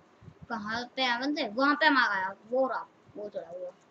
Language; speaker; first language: Hindi; native; Hindi